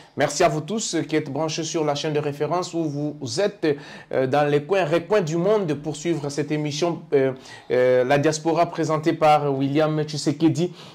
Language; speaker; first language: French; non-native, local second language; Lingala